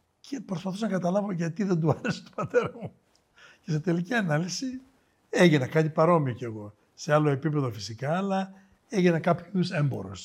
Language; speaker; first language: Greek; native; Greek